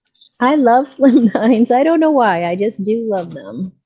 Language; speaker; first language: English; native; English